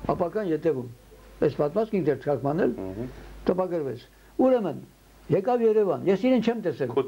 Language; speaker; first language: Armenian; early bilingual, heritage; Armenian